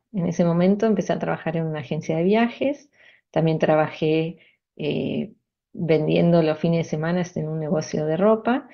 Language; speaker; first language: Spanish; native; Spanish